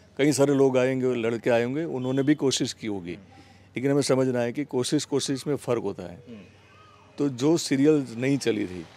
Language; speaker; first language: Hindi; non-native, local second language; Gujarati